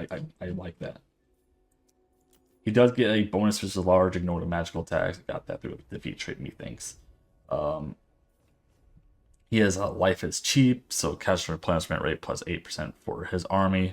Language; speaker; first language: English; native; English